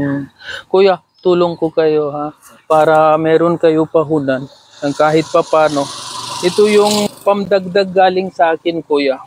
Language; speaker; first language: Filipino; non-native, learner; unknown